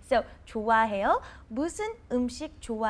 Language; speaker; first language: Korean; non-native, fluent; English